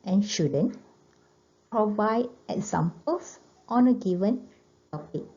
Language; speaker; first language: English; non-native, local second language; Malay